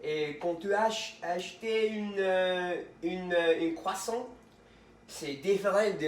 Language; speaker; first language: French; non-native, learner; English